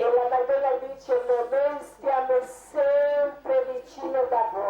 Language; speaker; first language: Italian; non-native, learner; Croatian